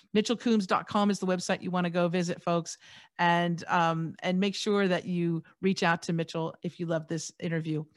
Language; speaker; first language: English; native; English